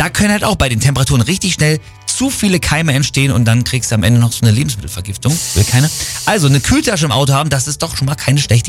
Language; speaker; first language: German; native; German